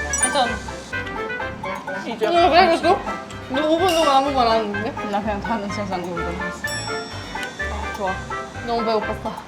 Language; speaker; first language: Korean; non-native, fluent; German